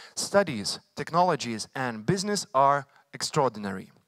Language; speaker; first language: English; non-native, fluent; Lithuanian